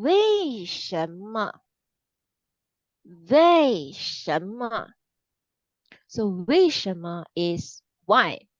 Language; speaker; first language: Chinese; non-native, fluent; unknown